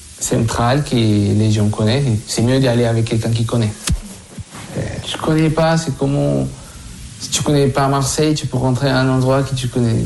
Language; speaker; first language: French; non-native, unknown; Spanish